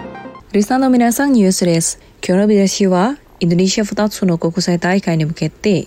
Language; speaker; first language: Japanese; non-native, fluent; Indonesian